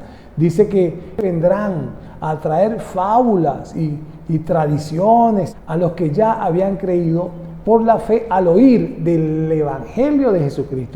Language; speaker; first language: Spanish; native; Spanish